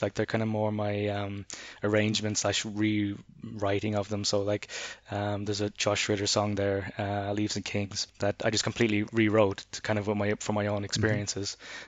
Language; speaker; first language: English; native; English